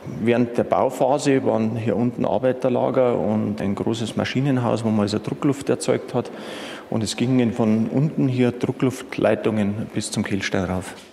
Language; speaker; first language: German; native; German